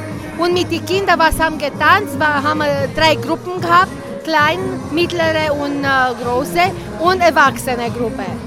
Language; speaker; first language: German; non-native, local second language; Romanian